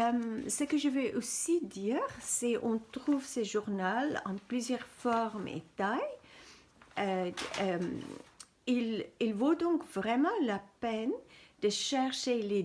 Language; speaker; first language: French; non-native, fluent; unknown